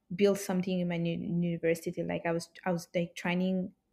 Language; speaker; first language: English; early bilingual, heritage; Italian